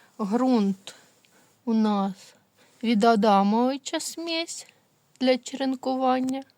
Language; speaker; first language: Ukrainian; non-native, local second language; Russian